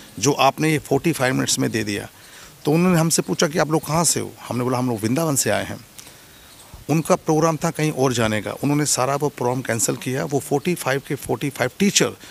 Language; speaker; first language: Hindi; native; Hindi